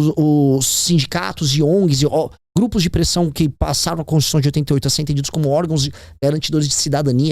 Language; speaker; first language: Portuguese; native; Portuguese